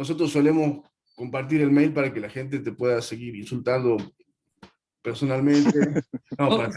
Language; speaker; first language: Spanish; native; Spanish